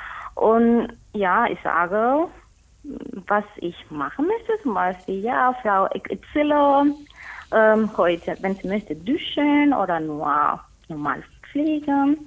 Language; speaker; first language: German; non-native, learner; Spanish